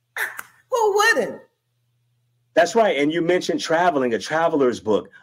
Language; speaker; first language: English; native; English